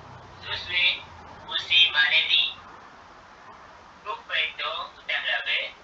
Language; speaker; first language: French; non-native, learner; Malay